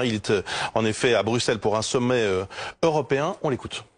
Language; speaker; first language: French; native; French